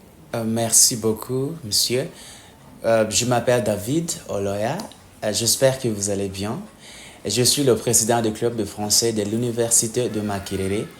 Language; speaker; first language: French; non-native, fluent; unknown